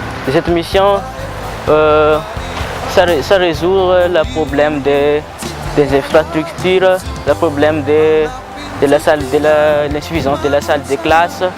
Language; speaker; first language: French; non-native, local second language; Malagasy